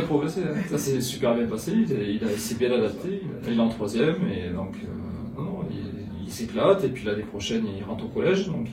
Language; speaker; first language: French; native; French